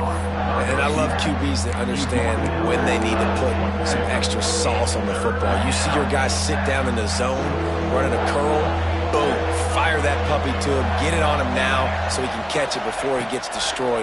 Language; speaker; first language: English; native; English